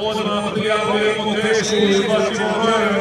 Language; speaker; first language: Serbian; native; Serbian